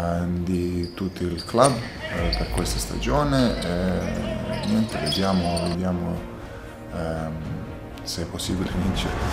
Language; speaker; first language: Italian; non-native, fluent; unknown